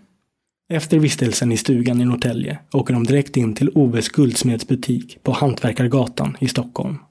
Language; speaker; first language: Swedish; native; Swedish